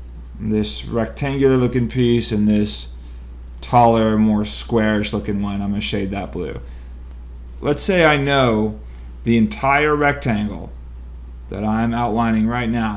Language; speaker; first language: English; native; English